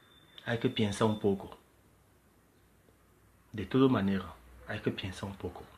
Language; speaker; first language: Spanish; non-native, learner; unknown